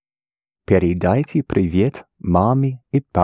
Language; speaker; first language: Russian; non-native, learner; English